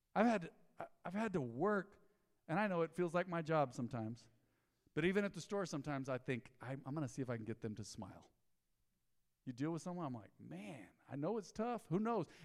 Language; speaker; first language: English; native; English